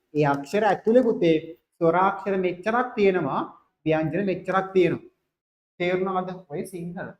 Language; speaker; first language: Sinhala; non-native, local second language; Tamil